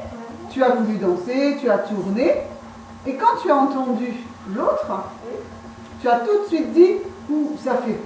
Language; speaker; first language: French; native; French